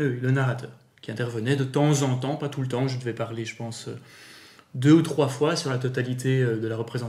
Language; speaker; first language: French; native; French